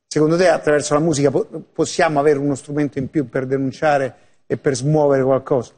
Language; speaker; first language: Italian; native; Italian